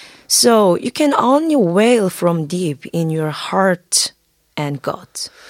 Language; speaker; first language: English; non-native, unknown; Korean